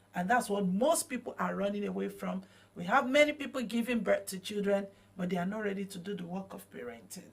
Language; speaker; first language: English; non-native, local second language; Yoruba